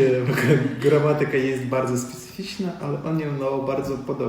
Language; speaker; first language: Polish; non-native, learner; Ukrainian